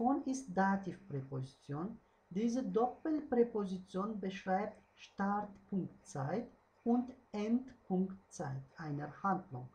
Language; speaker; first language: German; non-native, fluent; Uzbek